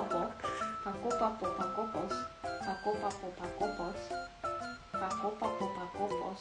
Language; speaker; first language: Lithuanian; non-native, learner; Japanese